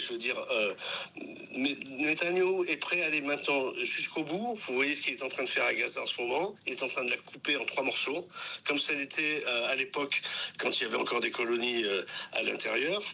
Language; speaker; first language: French; native; French